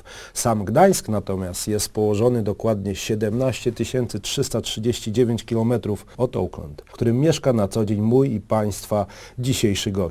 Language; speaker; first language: Polish; native; Polish